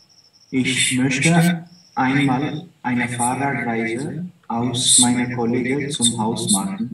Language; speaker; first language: German; non-native, learner; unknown